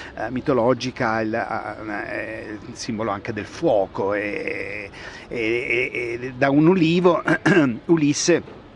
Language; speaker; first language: Italian; native; Italian